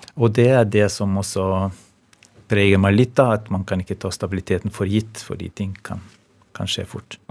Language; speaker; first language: Norwegian; non-native, fluent; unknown